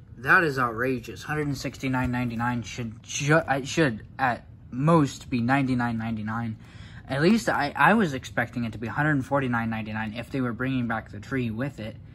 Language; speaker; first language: English; native; English